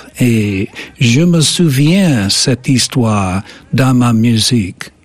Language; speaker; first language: French; non-native, fluent; English